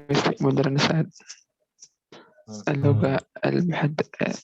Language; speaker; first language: Arabic; non-native, learner; Indonesian